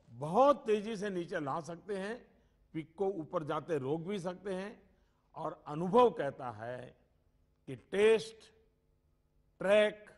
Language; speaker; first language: Hindi; non-native, local second language; Gujarati